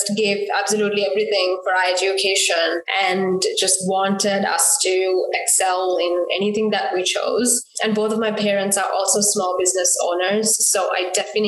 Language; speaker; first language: English; non-native, local second language; Sinhala